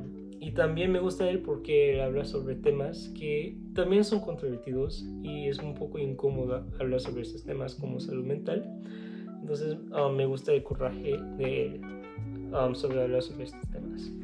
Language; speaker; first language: Spanish; non-native, learner; English